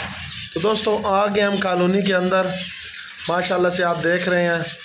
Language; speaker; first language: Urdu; non-native, local second language; Punjabi